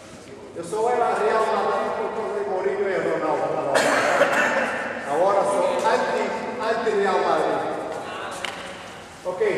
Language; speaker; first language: Spanish; non-native, learner; Portuguese